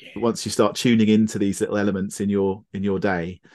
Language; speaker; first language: English; native; English